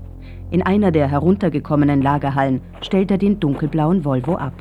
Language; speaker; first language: German; native; German